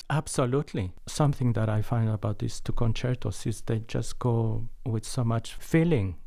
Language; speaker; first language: English; non-native, fluent; Spanish